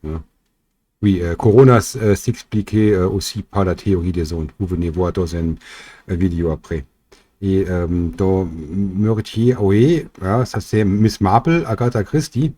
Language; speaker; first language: French; non-native, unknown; German